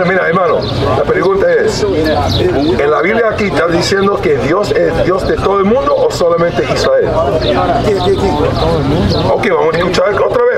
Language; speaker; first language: Spanish; early bilingual, heritage; Spanish